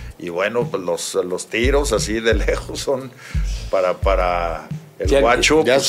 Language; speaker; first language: Spanish; native; Spanish